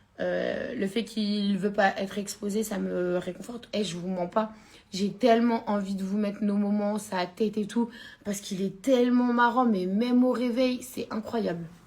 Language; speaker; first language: French; native; French